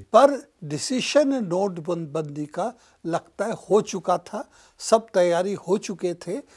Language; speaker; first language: Hindi; non-native, local second language; Bangla